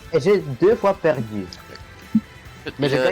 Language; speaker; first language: French; non-native, learner; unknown